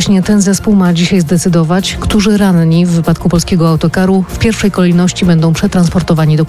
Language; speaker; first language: Polish; native; Polish